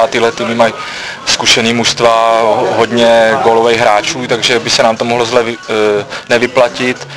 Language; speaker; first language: Czech; native; Czech